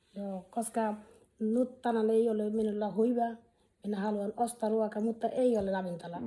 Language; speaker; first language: Finnish; non-native, learner; Bangla